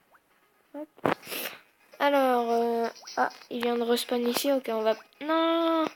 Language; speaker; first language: French; native; French